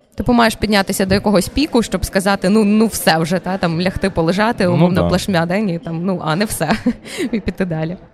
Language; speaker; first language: Ukrainian; native; Ukrainian